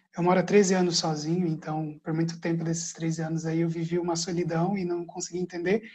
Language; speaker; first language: Portuguese; early bilingual, other home language; Arabic